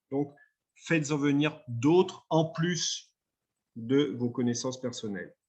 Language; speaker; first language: French; native; French